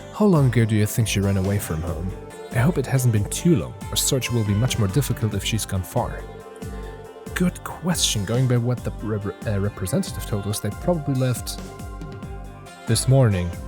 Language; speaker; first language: English; non-native, fluent; German